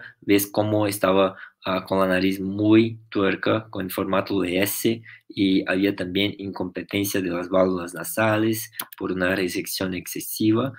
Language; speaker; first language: Spanish; non-native, fluent; Portuguese